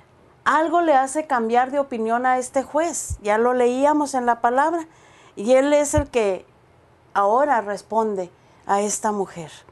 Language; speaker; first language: Spanish; native; Spanish